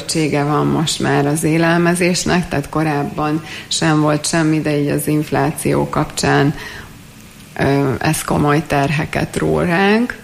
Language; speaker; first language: Hungarian; native; Hungarian